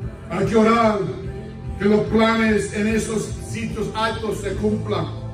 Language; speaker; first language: Spanish; native; Spanish